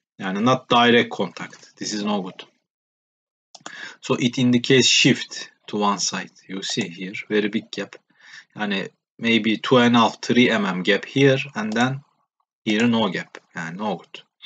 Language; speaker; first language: English; non-native, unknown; Turkish